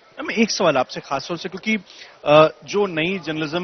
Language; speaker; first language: Hindi; native; Hindi